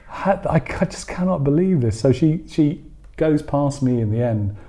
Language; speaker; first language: English; native; English